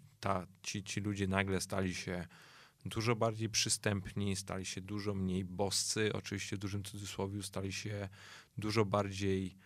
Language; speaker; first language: Polish; native; Polish